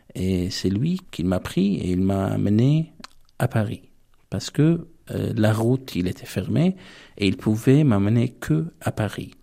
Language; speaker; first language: French; non-native, fluent; Armenian